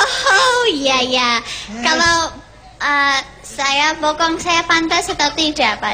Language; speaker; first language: Indonesian; non-native, fluent; English